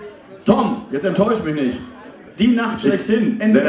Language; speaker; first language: German; native; German